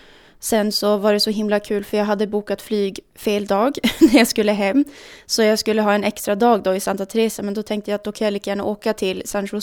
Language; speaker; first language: Swedish; native; Swedish